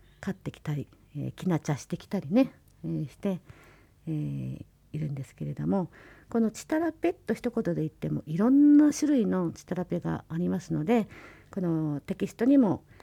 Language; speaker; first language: Japanese; native; Japanese